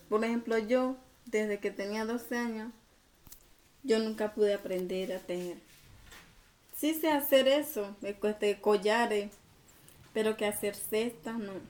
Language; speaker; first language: Spanish; non-native, local second language; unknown